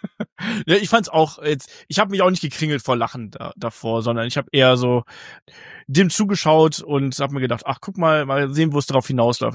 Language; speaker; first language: German; native; German